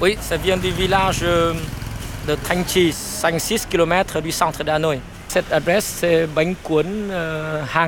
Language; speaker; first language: French; non-native, local second language; Vietnamese